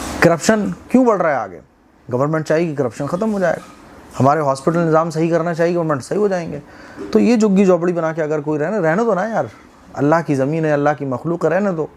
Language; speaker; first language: Urdu; native; Urdu